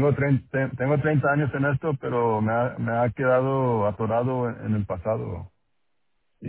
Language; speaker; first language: Spanish; non-native, local second language; English